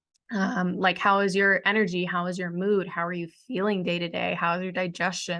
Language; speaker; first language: English; native; English